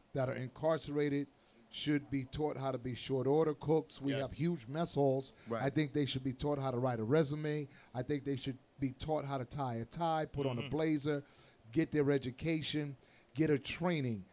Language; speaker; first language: English; native; English